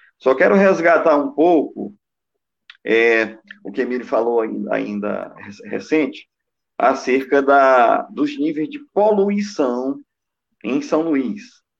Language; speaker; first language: Portuguese; native; Portuguese